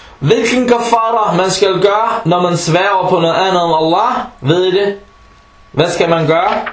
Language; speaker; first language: Danish; non-native, fluent; Arabic